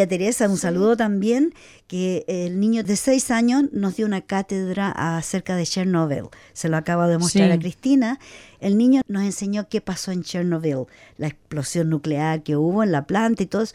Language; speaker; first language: Spanish; native; Spanish